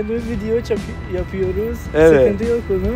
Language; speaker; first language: Turkish; non-native, learner; Persian